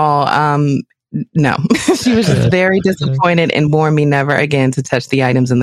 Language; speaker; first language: English; native; English